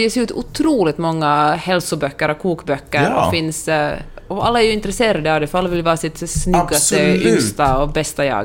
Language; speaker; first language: Swedish; native; Swedish